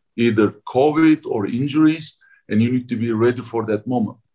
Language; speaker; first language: English; non-native, fluent; Turkish